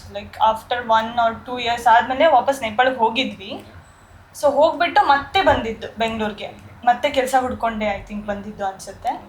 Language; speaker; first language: Kannada; early bilingual, other home language; Nepali